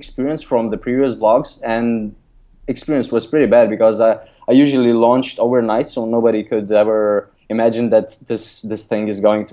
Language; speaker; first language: English; non-native, fluent; Lithuanian